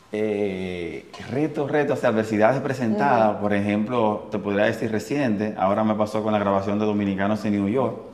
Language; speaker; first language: Spanish; native; Spanish